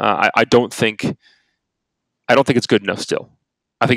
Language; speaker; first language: English; native; English